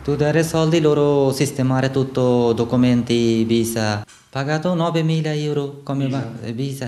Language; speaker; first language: Italian; non-native, learner; Bangla